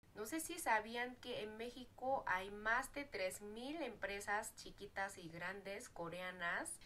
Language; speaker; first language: Spanish; non-native, fluent; Korean